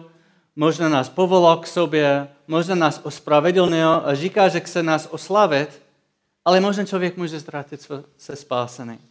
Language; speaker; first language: Czech; non-native, fluent; English